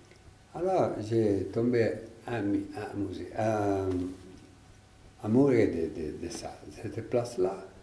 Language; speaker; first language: French; non-native, learner; Italian